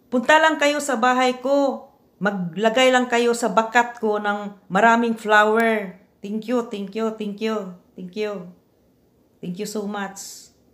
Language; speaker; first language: Filipino; non-native, local second language; Cebuano